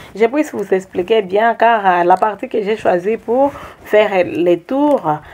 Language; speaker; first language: French; non-native, local second language; Swahili